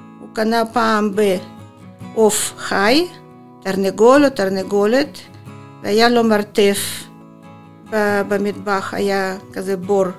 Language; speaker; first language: Hebrew; non-native, fluent; Russian